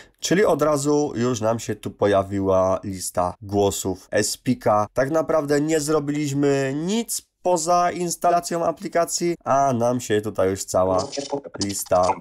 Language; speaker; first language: Polish; native; Polish